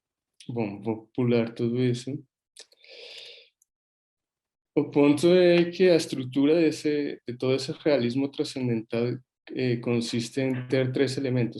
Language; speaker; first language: Portuguese; non-native, fluent; Spanish